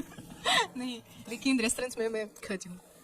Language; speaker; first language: Hindi; non-native, learner; Russian